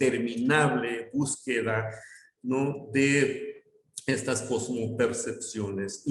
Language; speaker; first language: Spanish; non-native, local second language; Yucateco